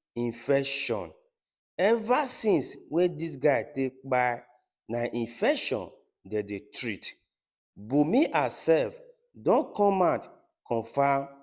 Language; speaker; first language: Nigerian Pidgin; native; Nigerian Pidgin